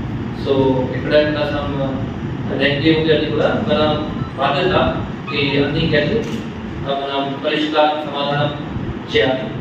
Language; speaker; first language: Telugu; non-native, learner; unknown